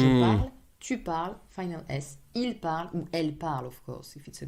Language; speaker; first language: French; non-native, fluent; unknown